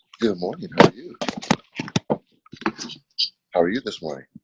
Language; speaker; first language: English; native; English